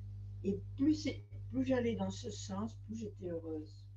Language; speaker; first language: French; non-native, fluent; Spanish